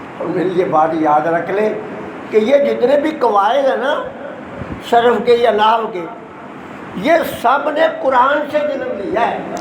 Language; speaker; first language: Urdu; non-native, local second language; Punjabi